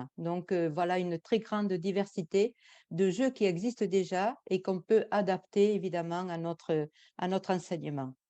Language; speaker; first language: French; native; French